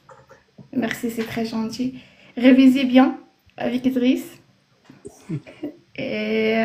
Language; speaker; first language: French; non-native, learner; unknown